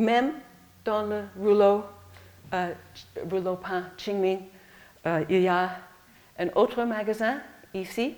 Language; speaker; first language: French; non-native, learner; English